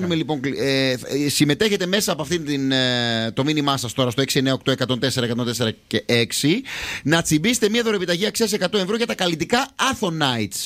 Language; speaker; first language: Greek; native; Greek